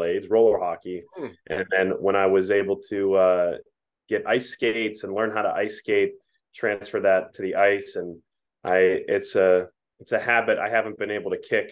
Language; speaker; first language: English; native; English